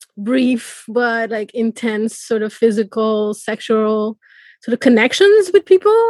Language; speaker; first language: English; non-native, fluent; Persian